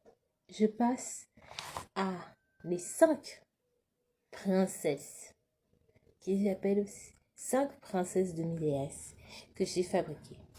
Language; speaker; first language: French; native; French